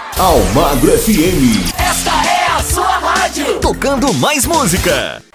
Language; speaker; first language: Portuguese; native; Portuguese